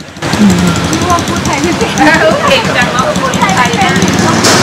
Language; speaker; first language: Thai; native; Thai